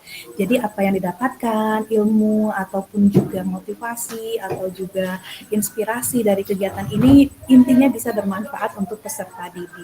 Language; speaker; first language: Indonesian; native; Indonesian